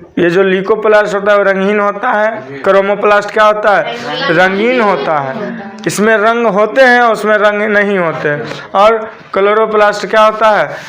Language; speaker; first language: Hindi; native; Hindi